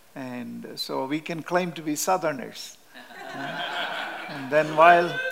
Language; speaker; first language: English; non-native, local second language; Malayalam